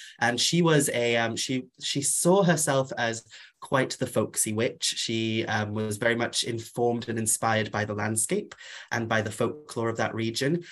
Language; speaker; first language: English; non-native, local second language; Welsh